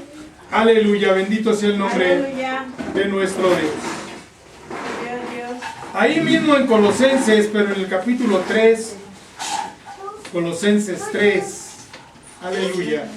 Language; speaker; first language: Spanish; native; Spanish